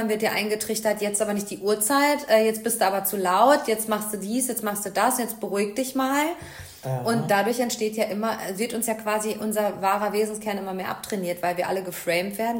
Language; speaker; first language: German; native; German